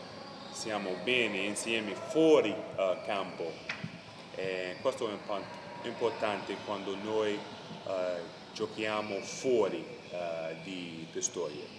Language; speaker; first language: Italian; non-native, learner; English